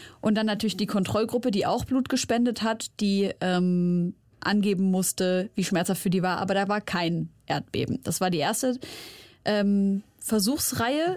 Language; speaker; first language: German; early bilingual, other home language; Arabic